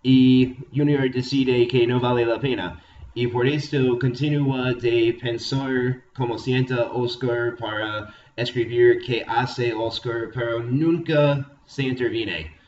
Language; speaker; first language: Spanish; non-native, fluent; English